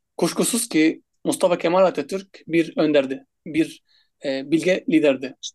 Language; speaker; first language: Turkish; non-native, fluent; Arabic